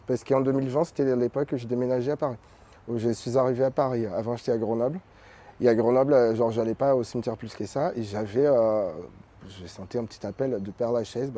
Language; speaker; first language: French; non-native, fluent; Portuguese